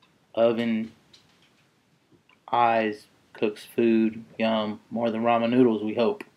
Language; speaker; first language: English; native; English